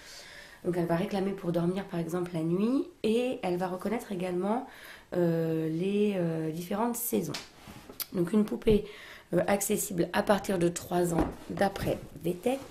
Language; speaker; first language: French; native; French